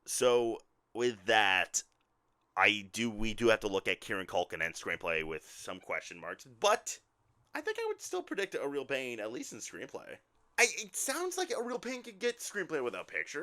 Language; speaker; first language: English; native; English